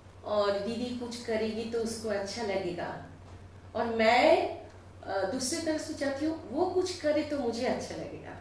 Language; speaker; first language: Hindi; non-native, local second language; Bangla